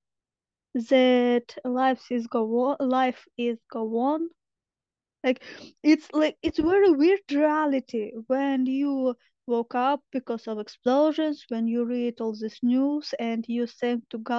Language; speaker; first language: English; non-native, fluent; Ukrainian